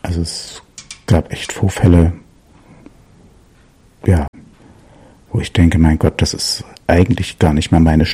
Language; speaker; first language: German; native; German